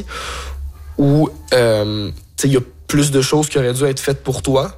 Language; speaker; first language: French; native; French